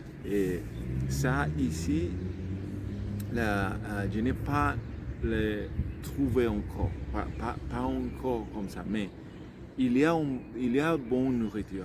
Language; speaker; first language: French; non-native, learner; Spanish